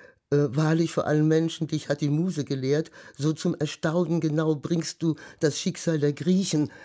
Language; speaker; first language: German; native; German